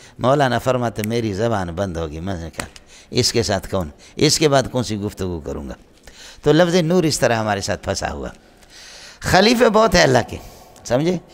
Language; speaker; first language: Urdu; non-native, local second language; Brahui